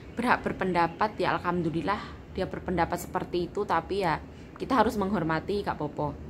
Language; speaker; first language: Indonesian; non-native, local second language; Javanese